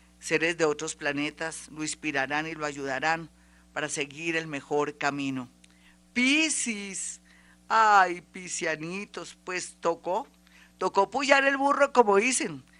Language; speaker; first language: Spanish; native; Spanish